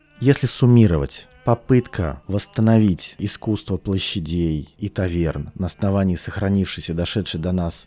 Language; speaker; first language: Russian; native; Russian